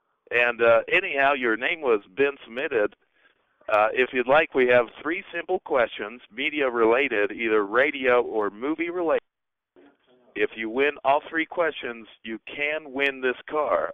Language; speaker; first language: English; native; English